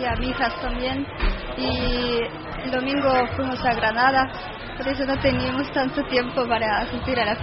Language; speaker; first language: Spanish; non-native, learner; Russian